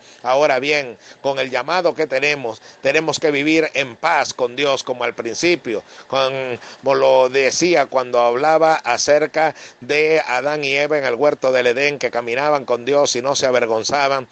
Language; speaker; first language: Spanish; native; Spanish